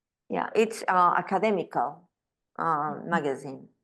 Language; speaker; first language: English; non-native, learner; Spanish